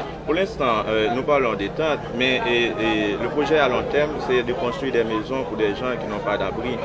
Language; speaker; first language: French; non-native, local second language; Haitian Creole